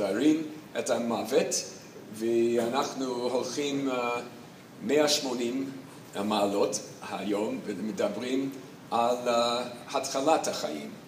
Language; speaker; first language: Hebrew; non-native, fluent; English